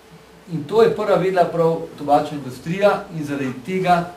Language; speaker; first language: Slovenian; native; Slovenian